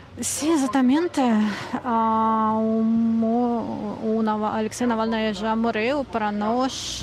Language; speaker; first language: Portuguese; non-native, learner; Russian